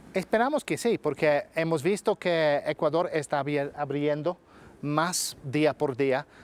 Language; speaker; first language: Spanish; non-native, fluent; English